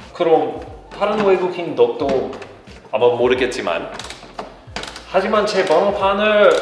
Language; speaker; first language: Korean; non-native, fluent; English